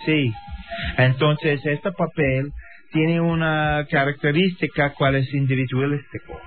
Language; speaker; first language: Spanish; non-native, learner; English